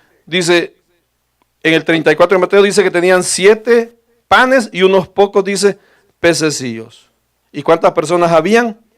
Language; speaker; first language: Spanish; native; Spanish